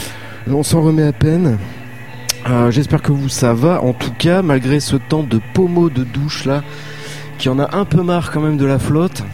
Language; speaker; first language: French; native; French